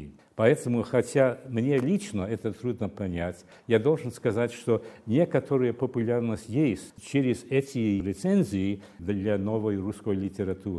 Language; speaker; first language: Russian; non-native, fluent; English